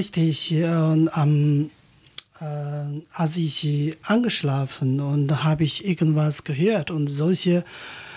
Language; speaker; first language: German; non-native, learner; Chinese